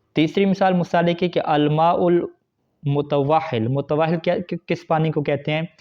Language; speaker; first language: Urdu; non-native, local second language; Punjabi